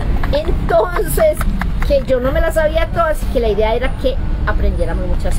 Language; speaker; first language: Spanish; native; Spanish